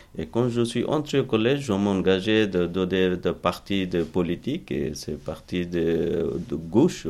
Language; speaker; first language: French; non-native, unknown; Bangla